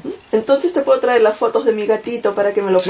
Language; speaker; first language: Spanish; native; Spanish